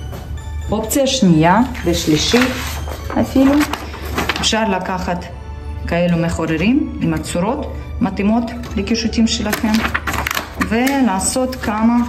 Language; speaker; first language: Hebrew; non-native, fluent; Russian